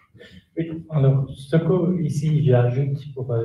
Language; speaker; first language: French; non-native, learner; Kurdish